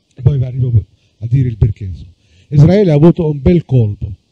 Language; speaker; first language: Italian; non-native, fluent; Arabic